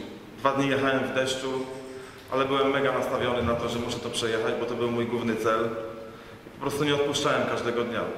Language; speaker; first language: Polish; native; Polish